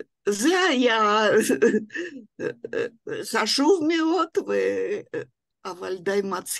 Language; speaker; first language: Hebrew; non-native, fluent; Yiddish